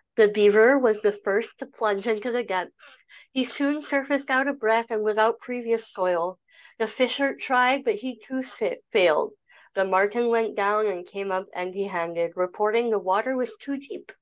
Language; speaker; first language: English; native; English